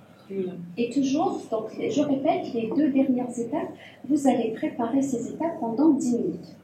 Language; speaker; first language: French; non-native, fluent; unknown